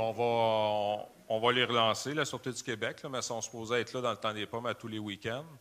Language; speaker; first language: French; native; French